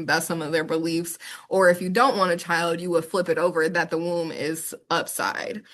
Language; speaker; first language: English; native; English